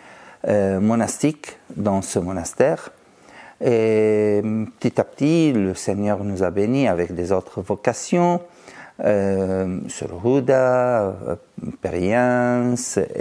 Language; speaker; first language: French; non-native, fluent; Arabic